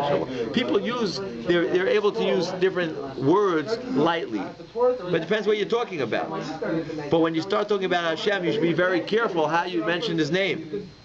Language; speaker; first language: English; native; English